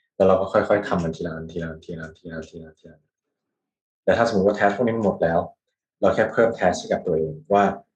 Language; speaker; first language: Thai; native; Thai